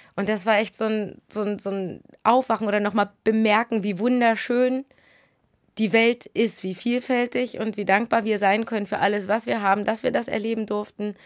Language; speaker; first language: German; native; German